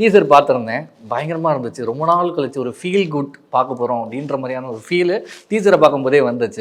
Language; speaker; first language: Tamil; native; Tamil